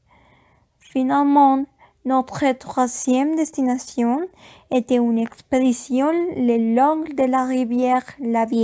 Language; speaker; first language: French; non-native, learner; Spanish